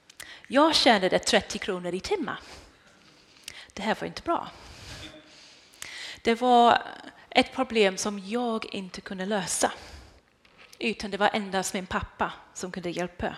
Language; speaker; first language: Swedish; non-native, fluent; English